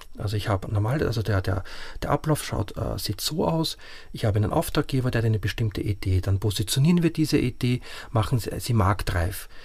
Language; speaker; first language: German; native; German